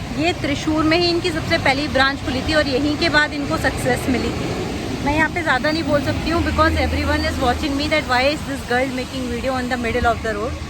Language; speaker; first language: Hindi; native; Hindi